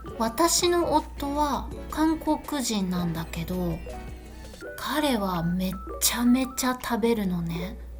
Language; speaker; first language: Japanese; native; Japanese